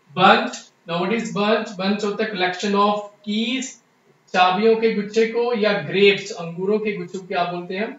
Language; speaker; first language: Hindi; non-native, local second language; Punjabi